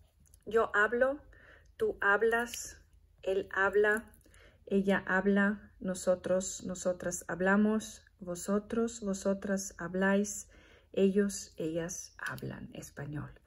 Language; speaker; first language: Spanish; non-native, fluent; Bulgarian